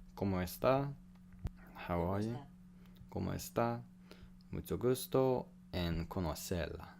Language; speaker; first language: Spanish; non-native, learner; English